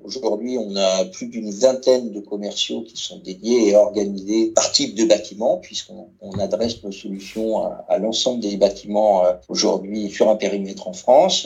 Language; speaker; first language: French; native; French